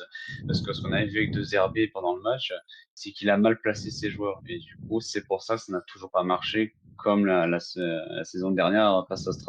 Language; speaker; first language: French; native; French